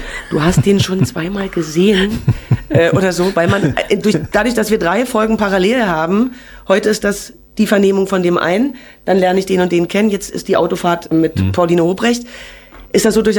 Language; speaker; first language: German; native; German